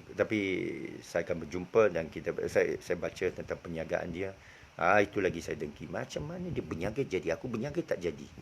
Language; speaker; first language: Malay; non-native, local second language; Chinese